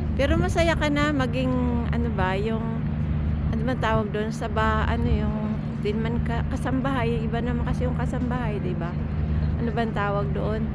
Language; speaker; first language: Filipino; native; Filipino